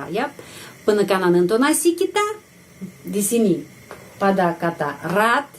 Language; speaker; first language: Indonesian; non-native, fluent; Russian